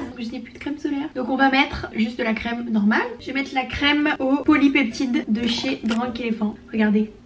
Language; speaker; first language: French; native; French